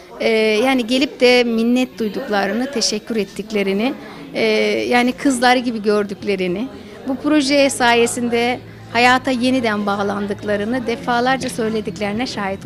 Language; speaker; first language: Turkish; native; Turkish